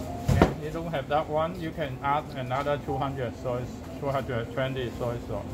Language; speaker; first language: English; non-native, learner; Vietnamese